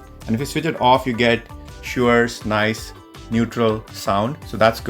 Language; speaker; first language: English; non-native, fluent; Dutch